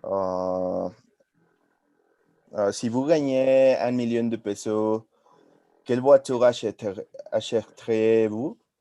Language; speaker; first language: French; non-native, learner; Spanish